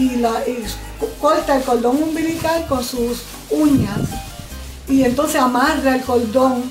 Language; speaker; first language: Spanish; native; Spanish